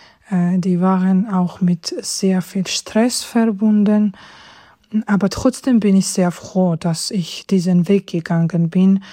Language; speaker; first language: German; non-native, fluent; Georgian